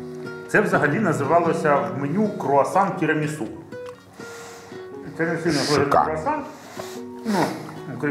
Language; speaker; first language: Ukrainian; native; Ukrainian